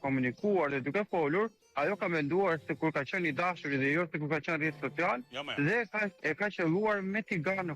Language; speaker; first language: Albanian; native; Albanian